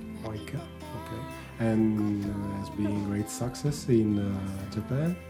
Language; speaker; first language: English; non-native, learner; Italian